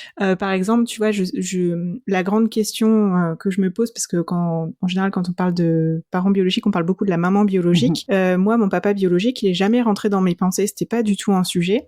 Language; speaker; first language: French; native; French